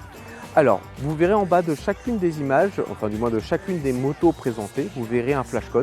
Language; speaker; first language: French; native; French